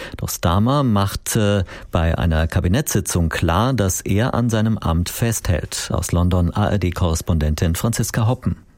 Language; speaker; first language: German; native; German